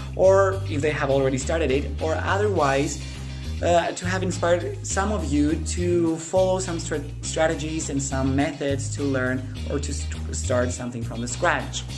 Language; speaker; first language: English; non-native, fluent; Russian